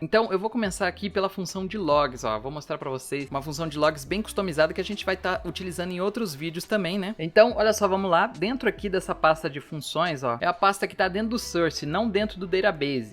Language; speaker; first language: Portuguese; native; Portuguese